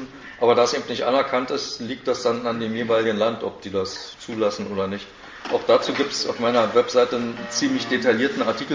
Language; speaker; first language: German; native; German